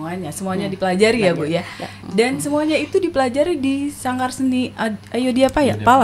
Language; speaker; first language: Indonesian; native; Indonesian